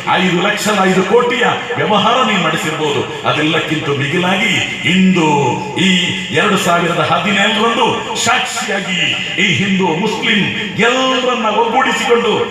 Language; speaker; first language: Kannada; non-native, local second language; Badaga